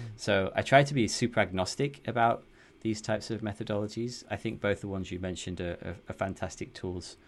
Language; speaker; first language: English; native; English